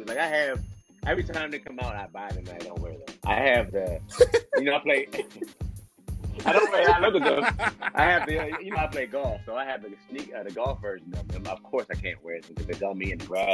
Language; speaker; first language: English; native; English